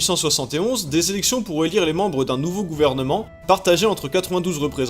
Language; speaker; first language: French; native; French